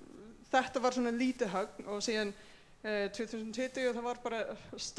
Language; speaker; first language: Icelandic; non-native, fluent; English